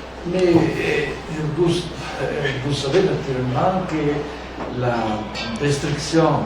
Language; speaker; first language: French; non-native, fluent; Italian